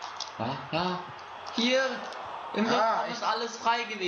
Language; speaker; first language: German; native; German